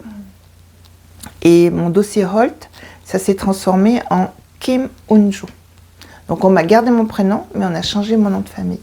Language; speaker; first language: French; early bilingual, other home language; Korean